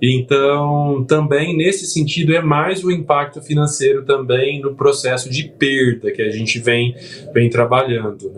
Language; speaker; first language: Portuguese; native; Portuguese